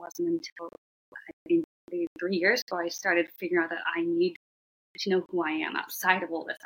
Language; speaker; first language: English; native; English